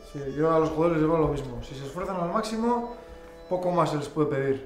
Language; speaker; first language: Spanish; native; Spanish